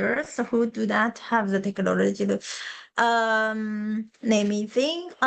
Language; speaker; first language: English; non-native, learner; Chinese